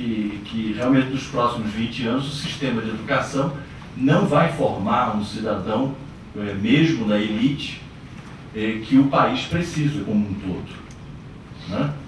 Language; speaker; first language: Portuguese; native; Portuguese